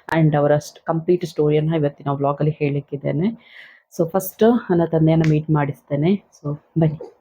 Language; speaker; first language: Kannada; non-native, local second language; Tulu